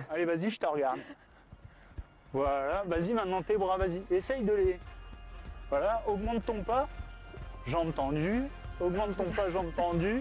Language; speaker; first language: French; native; French